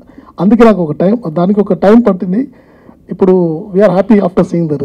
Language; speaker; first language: Telugu; non-native, fluent; Tamil